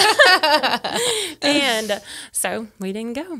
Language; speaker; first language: English; native; English